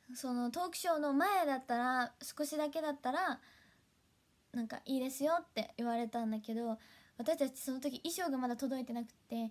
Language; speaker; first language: Japanese; native; Japanese